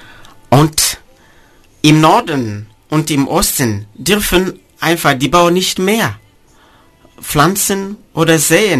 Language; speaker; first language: German; non-native, fluent; Mossi